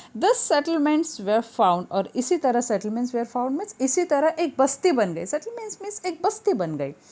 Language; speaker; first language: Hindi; non-native, local second language; Marathi